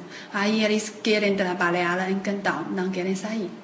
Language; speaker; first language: Portuguese; non-native, fluent; Chinese